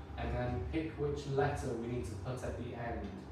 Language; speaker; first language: English; native; English